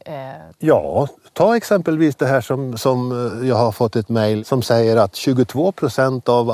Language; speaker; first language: Swedish; native; Swedish